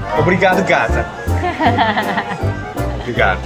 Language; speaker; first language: Portuguese; non-native, learner; Korean